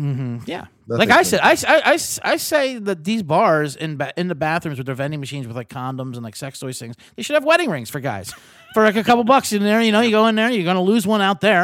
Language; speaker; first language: English; native; English